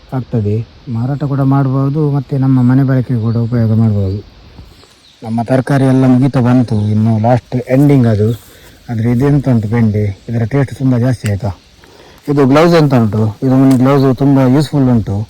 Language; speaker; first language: Kannada; non-native, local second language; Tulu